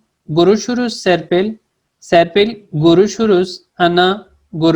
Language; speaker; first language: Turkish; non-native, fluent; Urdu